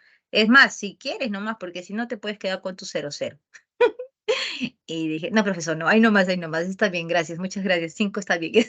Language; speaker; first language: Spanish; native; Spanish